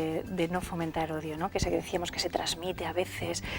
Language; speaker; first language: Spanish; native; Spanish